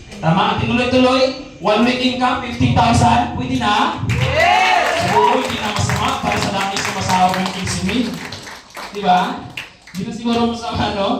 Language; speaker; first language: Filipino; non-native, local second language; Masbatenyo